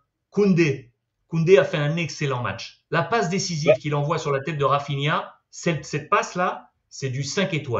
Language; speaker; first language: French; native; French